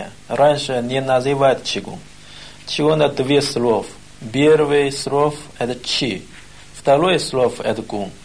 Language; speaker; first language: Russian; non-native, learner; Chinese